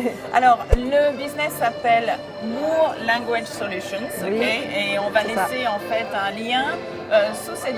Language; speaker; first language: French; native; French